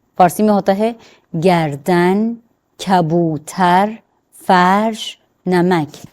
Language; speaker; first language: Urdu; non-native, fluent; Persian